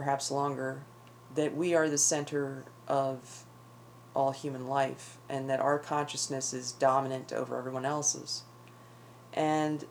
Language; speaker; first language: English; native; English